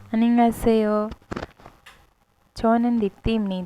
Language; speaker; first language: Korean; non-native, fluent; Hindi